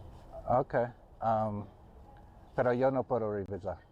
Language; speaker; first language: Spanish; non-native, learner; English